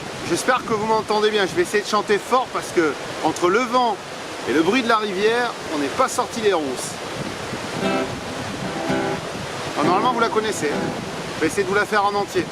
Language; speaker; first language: French; native; French